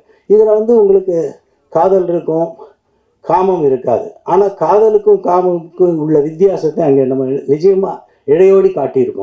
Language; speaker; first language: Tamil; native; Tamil